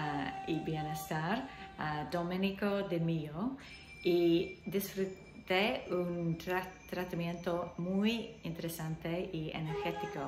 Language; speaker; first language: Spanish; non-native, learner; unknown